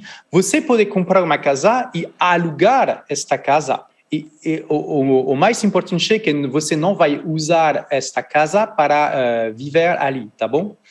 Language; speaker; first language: Portuguese; non-native, learner; French